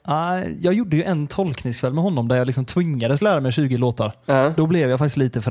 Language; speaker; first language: Swedish; native; Swedish